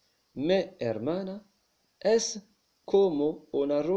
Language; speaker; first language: Spanish; non-native, fluent; Arabic